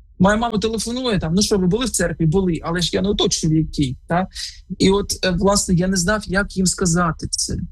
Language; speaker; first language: Ukrainian; native; Ukrainian